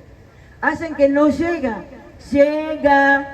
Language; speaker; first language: Portuguese; non-native, fluent; Spanish